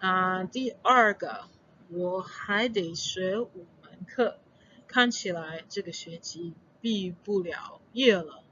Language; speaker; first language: Chinese; non-native, fluent; English